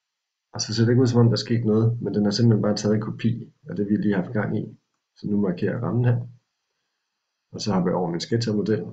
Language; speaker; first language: Danish; native; Danish